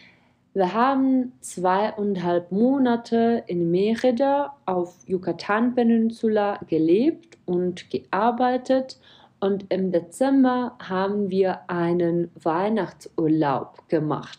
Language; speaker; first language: German; non-native, fluent; Czech